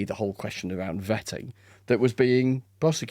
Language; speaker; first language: English; native; English